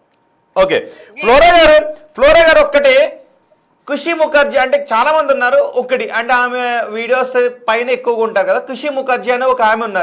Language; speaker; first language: Telugu; native; Telugu